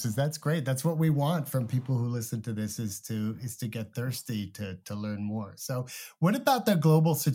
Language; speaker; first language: English; native; English